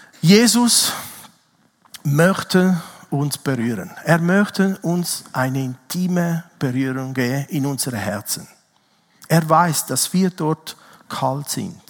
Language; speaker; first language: German; non-native, fluent; Italian